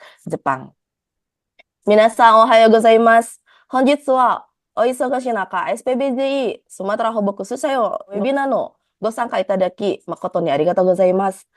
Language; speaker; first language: Indonesian; native; Indonesian